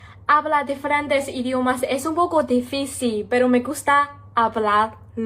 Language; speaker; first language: Spanish; non-native, learner; Burmese